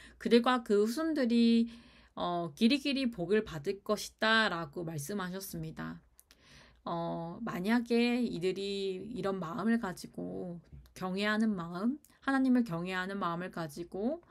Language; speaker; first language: Korean; native; Korean